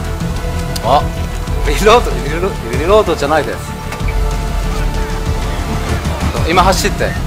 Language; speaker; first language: Japanese; non-native, learner; German